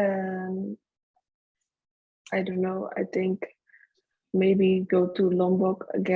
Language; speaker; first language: English; non-native, fluent; Dutch